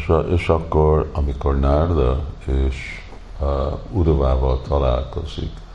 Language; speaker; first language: Hungarian; early bilingual, heritage; Hungarian